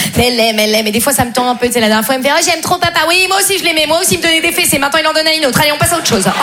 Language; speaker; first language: French; native; French